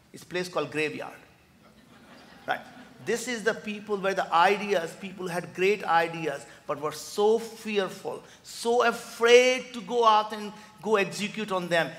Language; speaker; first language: English; non-native, local second language; Hindi